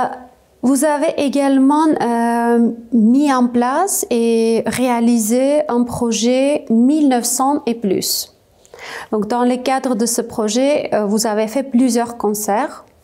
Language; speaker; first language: French; non-native, fluent; Armenian